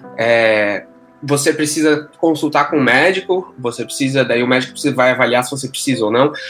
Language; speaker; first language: Portuguese; native; Portuguese